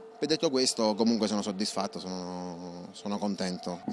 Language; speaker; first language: Italian; native; Italian